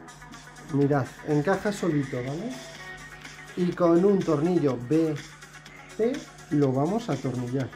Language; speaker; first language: Spanish; native; Spanish